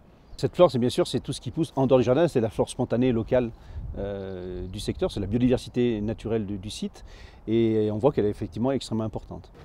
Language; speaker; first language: French; native; French